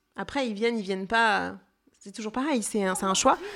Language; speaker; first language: French; native; French